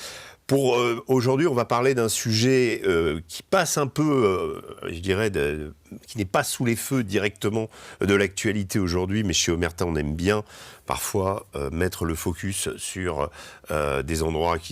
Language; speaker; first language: French; native; French